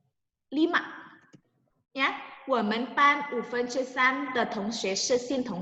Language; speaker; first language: Chinese; non-native, fluent; Indonesian